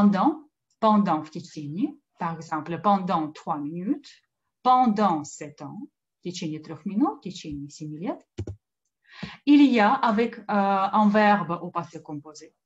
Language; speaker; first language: French; non-native, fluent; Russian